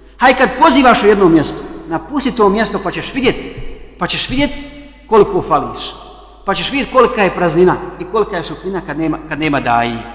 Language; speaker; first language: Bosnian; native; Bosnian